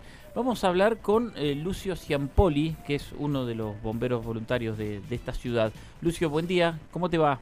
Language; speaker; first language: Spanish; native; Spanish